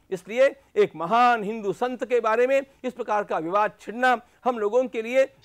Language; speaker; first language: Hindi; non-native, local second language; Marathi